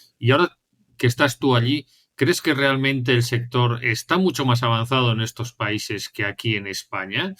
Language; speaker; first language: Spanish; native; Spanish